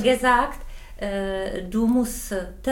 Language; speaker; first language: German; non-native, learner; Czech